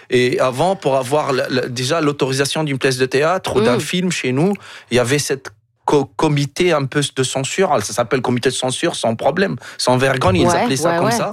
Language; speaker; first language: French; non-native, local second language; Arabic